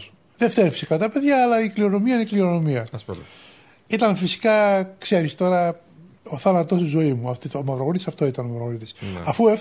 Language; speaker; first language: Greek; native; Greek